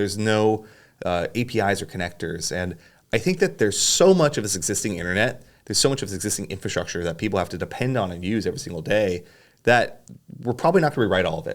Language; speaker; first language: English; native; English